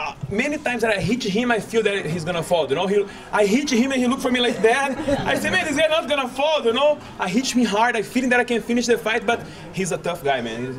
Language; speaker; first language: English; non-native, learner; Portuguese